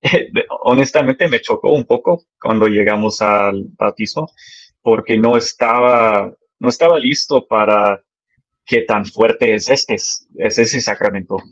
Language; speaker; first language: Spanish; early bilingual, heritage; English